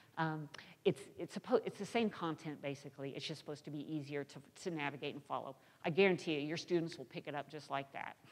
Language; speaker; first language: English; native; English